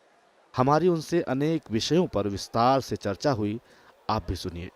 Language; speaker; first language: Hindi; native; Hindi